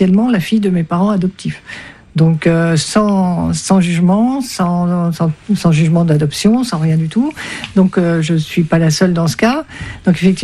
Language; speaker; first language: French; native; French